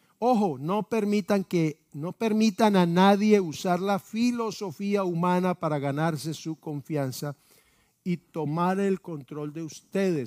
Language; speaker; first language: Spanish; native; Spanish